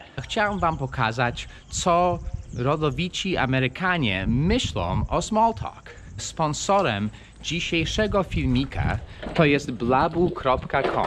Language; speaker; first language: Polish; non-native, fluent; English